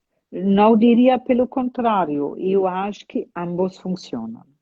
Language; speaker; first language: Portuguese; non-native, fluent; German